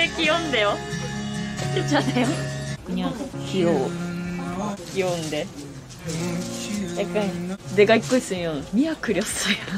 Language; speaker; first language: Korean; non-native, fluent; Japanese